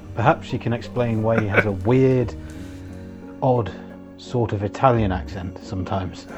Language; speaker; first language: English; early bilingual, other home language; Italian